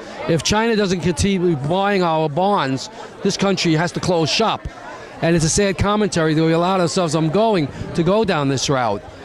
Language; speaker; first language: English; native; English